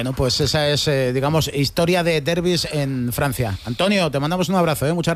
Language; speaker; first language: Spanish; native; Spanish